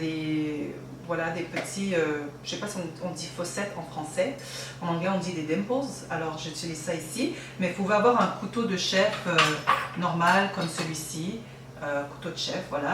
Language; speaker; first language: French; native; French